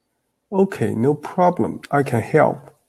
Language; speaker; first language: English; non-native, learner; Chinese